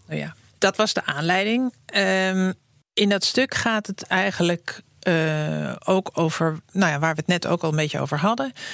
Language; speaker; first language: Dutch; native; Dutch